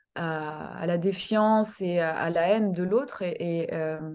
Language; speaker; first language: French; early bilingual, other home language; Kinyarwanda